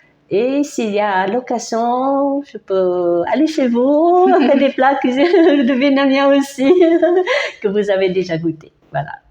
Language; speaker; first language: French; non-native, learner; Vietnamese